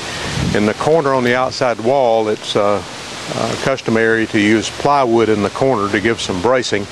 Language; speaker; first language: English; native; English